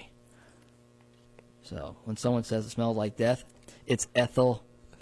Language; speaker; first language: English; native; English